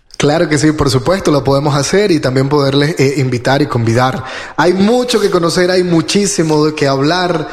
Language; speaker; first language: Spanish; native; Spanish